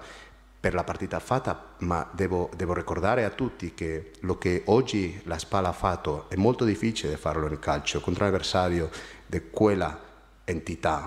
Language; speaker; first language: Italian; non-native, fluent; Spanish